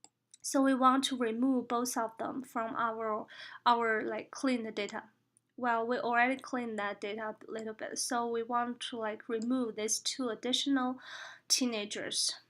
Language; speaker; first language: English; non-native, fluent; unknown